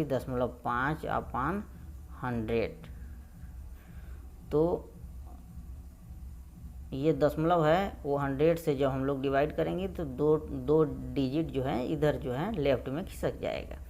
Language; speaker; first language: Hindi; native; Hindi